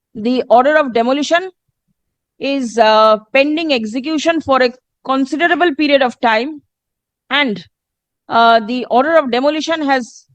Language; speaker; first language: English; non-native, local second language; Bangla